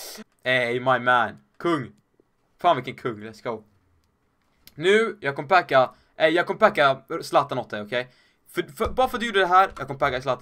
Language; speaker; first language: Swedish; native; Swedish